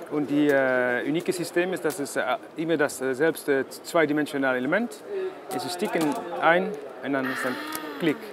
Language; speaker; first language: German; non-native, learner; Dutch